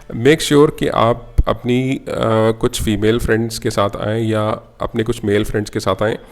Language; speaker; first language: Hindi; native; Hindi